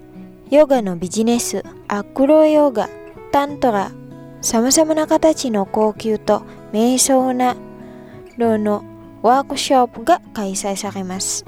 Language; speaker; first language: Japanese; non-native, fluent; Indonesian